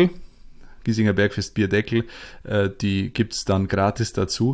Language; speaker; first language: German; native; German